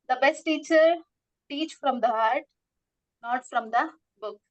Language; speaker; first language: English; non-native, local second language; Kannada